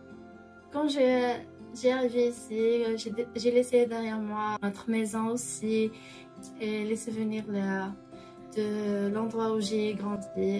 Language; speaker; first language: French; non-native, learner; Arabic